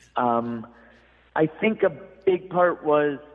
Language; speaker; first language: English; native; English